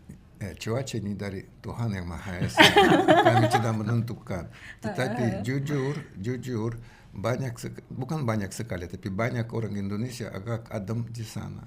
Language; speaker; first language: Indonesian; non-native, learner; Russian